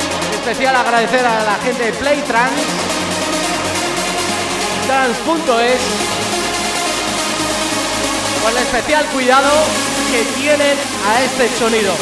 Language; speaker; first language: Spanish; native; Spanish